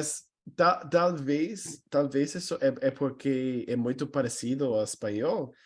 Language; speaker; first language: Portuguese; non-native, learner; English